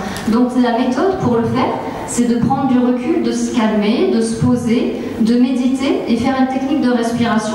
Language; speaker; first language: French; native; French